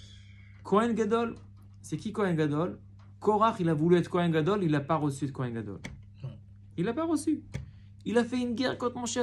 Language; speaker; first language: French; non-native, fluent; Hebrew